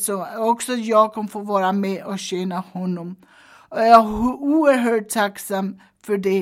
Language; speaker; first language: Swedish; early bilingual, heritage; Swedish